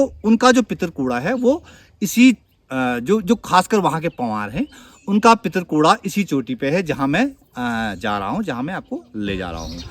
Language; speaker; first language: Hindi; native; Hindi